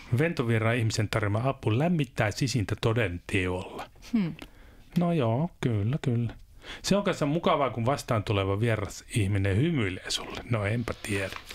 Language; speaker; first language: Finnish; native; Finnish